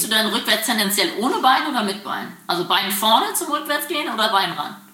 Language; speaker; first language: German; native; German